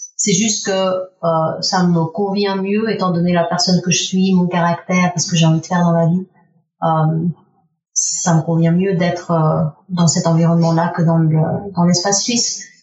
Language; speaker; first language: French; early bilingual, other home language; Spanish